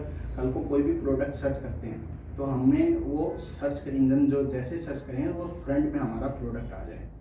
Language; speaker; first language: Hindi; native; Hindi